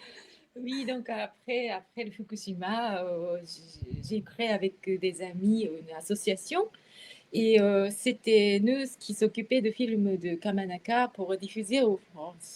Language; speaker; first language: French; non-native, fluent; Japanese